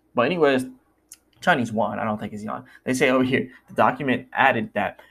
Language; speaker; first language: English; native; English